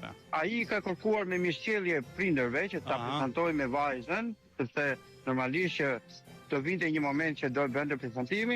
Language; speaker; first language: Albanian; native; Albanian